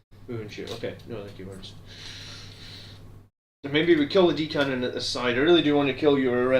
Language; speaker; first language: English; native; English